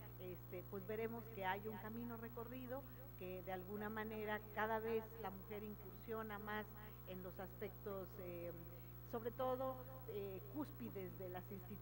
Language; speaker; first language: Spanish; native; Spanish